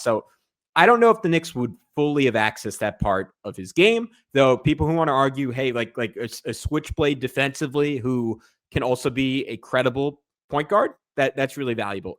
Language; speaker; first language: English; native; English